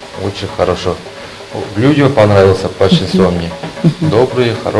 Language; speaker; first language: Russian; non-native, learner; Uzbek